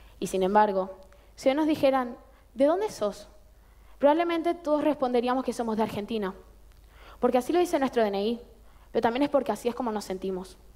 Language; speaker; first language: Spanish; native; Spanish